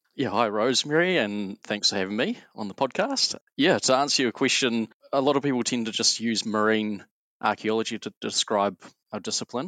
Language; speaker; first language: English; native; English